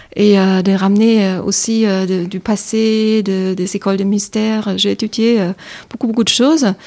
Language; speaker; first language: French; non-native, fluent; German